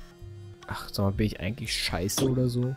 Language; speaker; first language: German; native; German